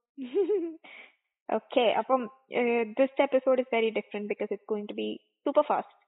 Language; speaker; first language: English; non-native, local second language; Malayalam